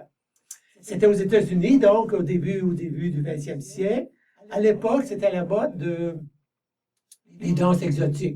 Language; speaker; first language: French; native; French